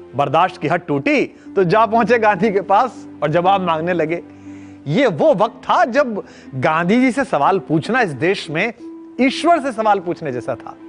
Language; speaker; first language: Hindi; native; Hindi